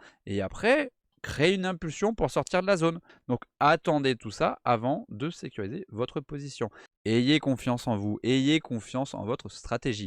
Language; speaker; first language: French; native; French